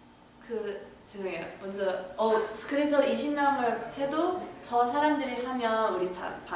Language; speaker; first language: Korean; early bilingual, heritage; English